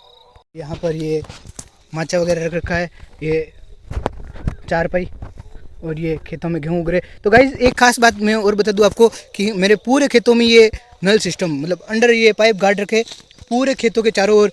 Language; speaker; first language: Hindi; non-native, local second language; Rajasthani